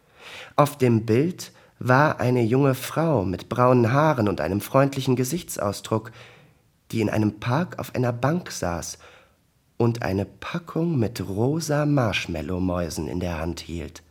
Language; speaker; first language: German; native; German